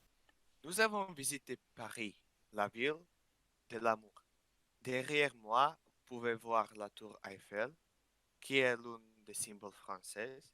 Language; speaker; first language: French; non-native, learner; Slovak